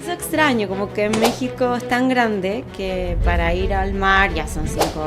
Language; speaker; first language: Spanish; native; Spanish